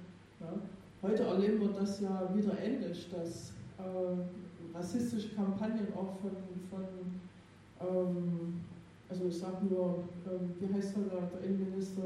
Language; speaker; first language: German; native; German